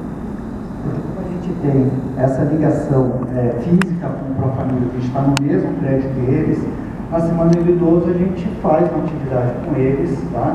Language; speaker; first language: Portuguese; native; Portuguese